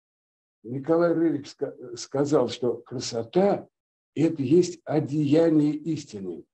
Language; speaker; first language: Russian; native; Russian